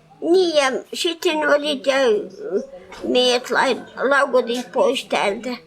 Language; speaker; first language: Finnish; early bilingual, heritage; Finnish